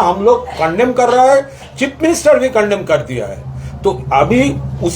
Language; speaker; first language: Hindi; non-native, local second language; Bangla